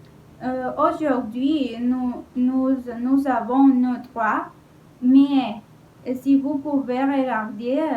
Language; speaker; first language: French; non-native, learner; Spanish